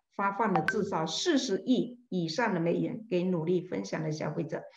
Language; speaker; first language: Chinese; native; Chinese